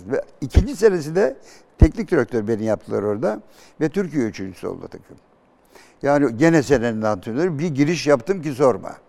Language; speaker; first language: Turkish; native; Turkish